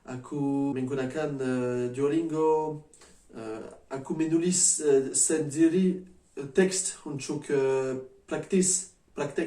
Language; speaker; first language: Indonesian; non-native, learner; French